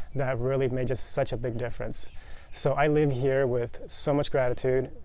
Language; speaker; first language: English; native; English